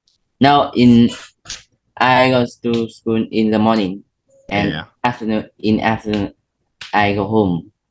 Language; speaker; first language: English; non-native, learner; Vietnamese